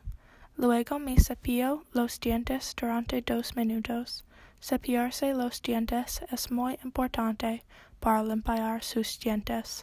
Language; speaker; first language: Spanish; non-native, learner; English